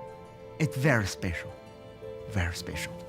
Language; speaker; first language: English; non-native, learner; Chinese